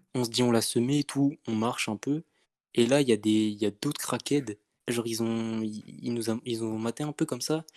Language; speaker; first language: French; native; French